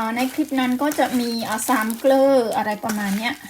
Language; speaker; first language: Thai; native; Thai